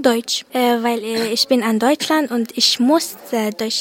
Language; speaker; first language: German; non-native, learner; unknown